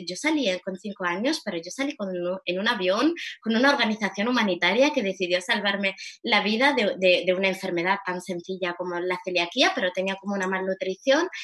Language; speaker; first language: Spanish; early bilingual, heritage; Arabic